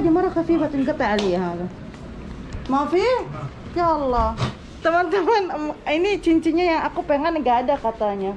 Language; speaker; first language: Arabic; non-native, learner; Indonesian